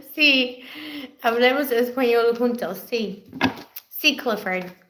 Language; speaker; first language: Spanish; non-native, learner; English